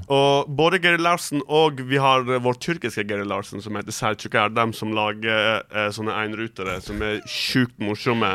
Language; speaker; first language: Norwegian; early bilingual, other home language; Turkish